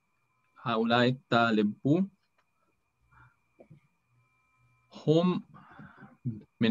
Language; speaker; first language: Arabic; non-native, learner; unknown